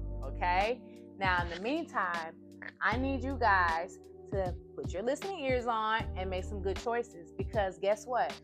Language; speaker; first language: English; native; English